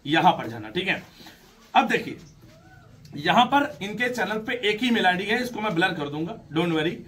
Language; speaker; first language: Hindi; native; Hindi